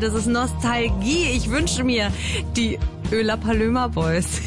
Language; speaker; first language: German; native; German